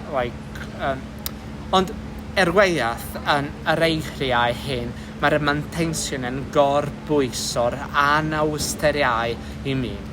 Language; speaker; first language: Welsh; non-native, learner; English